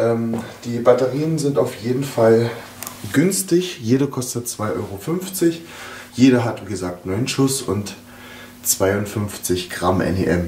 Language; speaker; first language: German; native; German